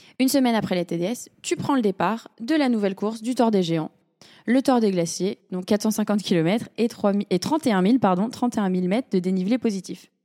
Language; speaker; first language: French; native; French